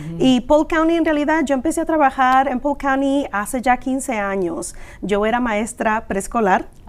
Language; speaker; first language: Spanish; early bilingual, other home language; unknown